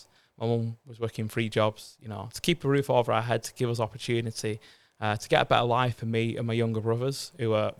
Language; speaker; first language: English; native; English